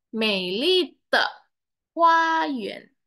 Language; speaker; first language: Chinese; non-native, fluent; Indonesian